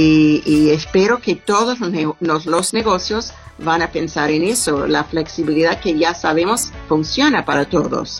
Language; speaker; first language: Spanish; non-native, fluent; English